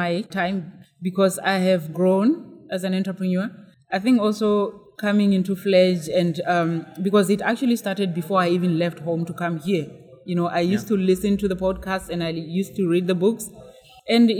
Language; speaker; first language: English; non-native, local second language; Tswana